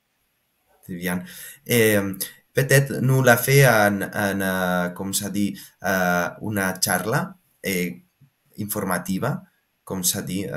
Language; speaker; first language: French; non-native, learner; Spanish